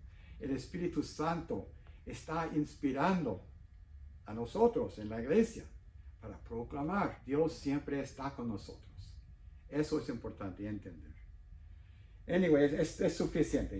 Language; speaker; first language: Spanish; non-native, fluent; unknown